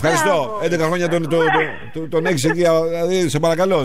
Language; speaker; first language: Greek; native; Greek